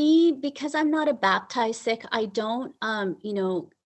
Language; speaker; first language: English; early bilingual, other home language; Punjabi